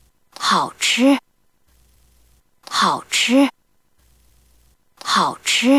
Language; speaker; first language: Chinese; non-native, learner; Korean